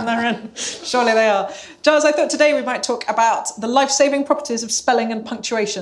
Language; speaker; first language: English; native; English